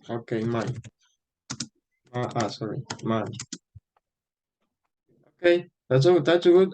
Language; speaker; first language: English; non-native, fluent; Spanish